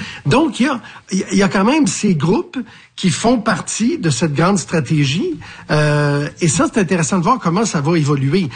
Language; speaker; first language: French; native; French